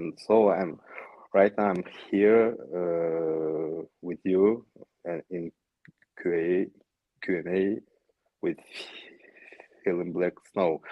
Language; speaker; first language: English; non-native, learner; Yakut